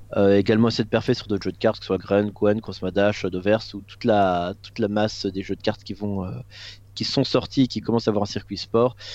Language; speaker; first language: French; native; French